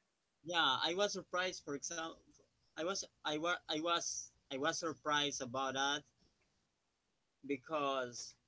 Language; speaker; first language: English; non-native, learner; Spanish